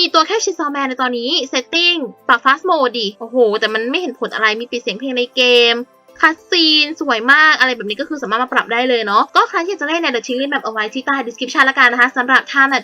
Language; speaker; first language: Thai; native; Thai